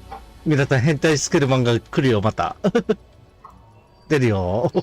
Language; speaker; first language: Japanese; native; Japanese